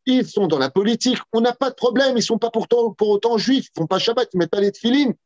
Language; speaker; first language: French; native; French